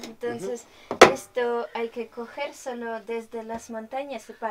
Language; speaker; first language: Spanish; non-native, learner; Ukrainian